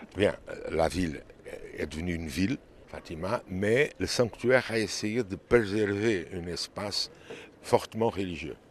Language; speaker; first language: French; non-native, fluent; Portuguese